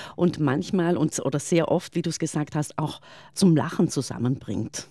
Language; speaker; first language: German; native; German